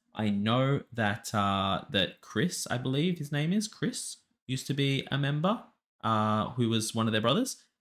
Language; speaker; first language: English; native; English